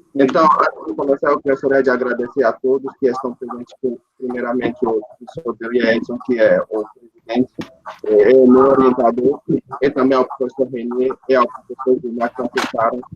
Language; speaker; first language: Portuguese; non-native, fluent; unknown